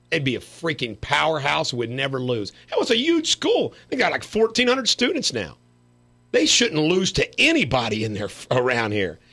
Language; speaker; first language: English; native; English